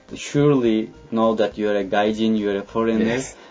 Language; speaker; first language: English; non-native, fluent; Turkish